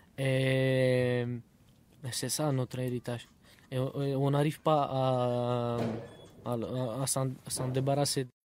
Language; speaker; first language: French; non-native, fluent; Romany